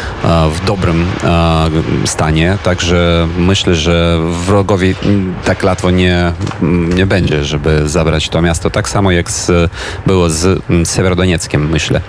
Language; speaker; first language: Polish; non-native, fluent; Ukrainian